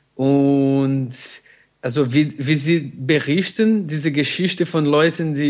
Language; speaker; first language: German; non-native, fluent; Portuguese